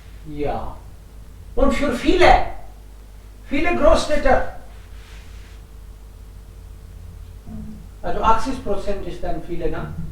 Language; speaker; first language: German; non-native, fluent; Hindi